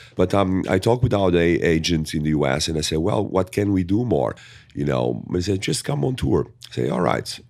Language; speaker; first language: English; non-native, fluent; Portuguese